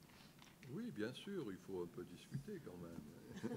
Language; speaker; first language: French; native; French